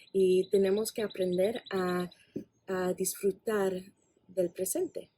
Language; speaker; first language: Spanish; non-native, fluent; English